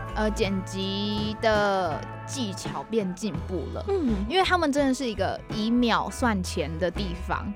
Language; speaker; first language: Chinese; native; Chinese